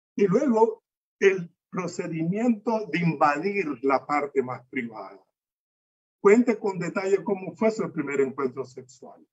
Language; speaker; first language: Spanish; native; Spanish